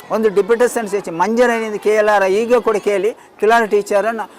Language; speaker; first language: Kannada; non-native, local second language; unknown